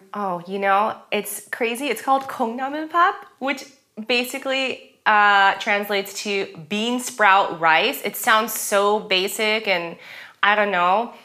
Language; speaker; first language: English; early bilingual, other home language; German